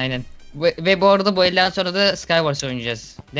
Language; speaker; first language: Turkish; native; Turkish